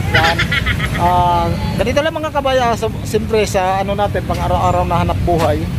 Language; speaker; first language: Filipino; non-native, local second language; Cebuano